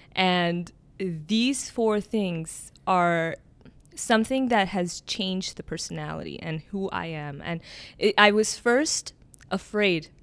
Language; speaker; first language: English; early bilingual, other home language; Arabic